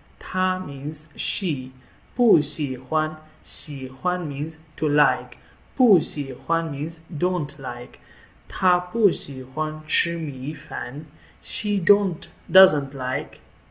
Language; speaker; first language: English; non-native, local second language; Hindi